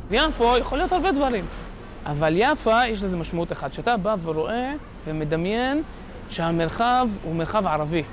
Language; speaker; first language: Hebrew; non-native, local second language; Arabic